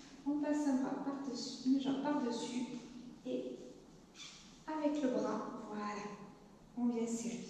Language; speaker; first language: French; native; French